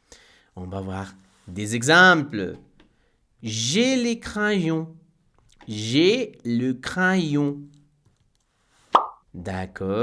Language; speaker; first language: French; non-native, fluent; Spanish